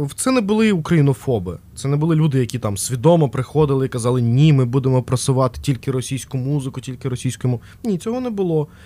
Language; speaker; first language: Ukrainian; non-native, local second language; Russian